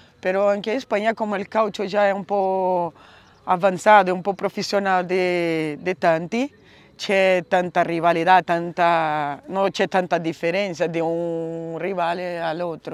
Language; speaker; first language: Italian; non-native, learner; Portuguese